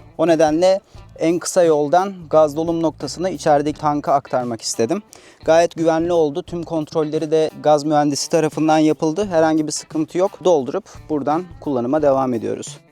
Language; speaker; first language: Turkish; native; Turkish